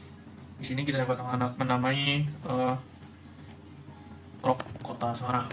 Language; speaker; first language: Indonesian; native; Indonesian